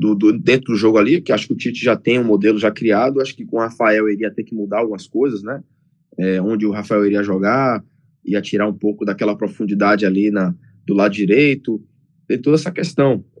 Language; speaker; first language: Portuguese; native; Portuguese